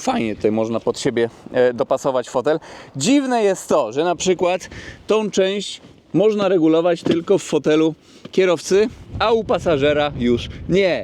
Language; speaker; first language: Polish; native; Polish